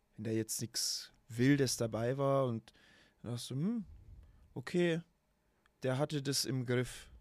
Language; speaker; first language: German; native; German